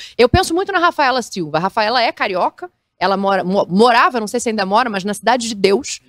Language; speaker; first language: Portuguese; native; Portuguese